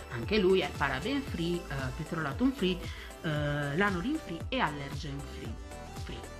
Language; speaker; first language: Italian; native; Italian